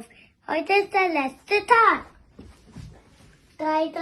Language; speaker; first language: German; early bilingual, other home language; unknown